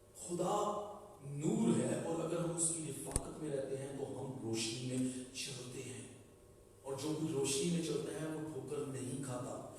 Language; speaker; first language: Urdu; non-native, local second language; Punjabi